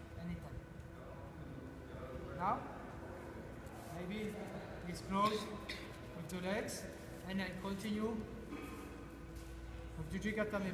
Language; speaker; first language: English; non-native, learner; French